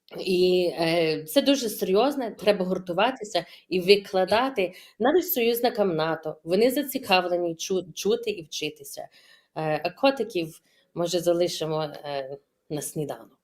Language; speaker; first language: Ukrainian; early bilingual, heritage; Ukrainian